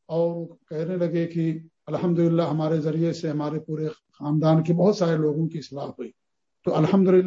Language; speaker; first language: Urdu; native; Urdu